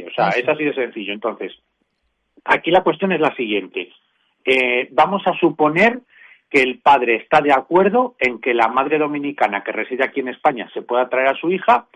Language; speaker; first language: Spanish; native; Spanish